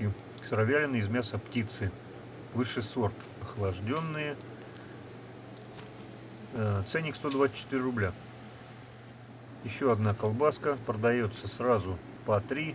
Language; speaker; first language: Russian; native; Russian